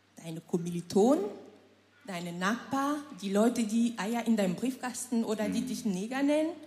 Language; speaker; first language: German; non-native, fluent; French